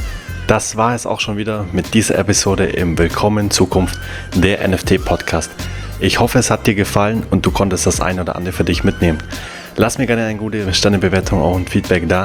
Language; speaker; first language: German; native; German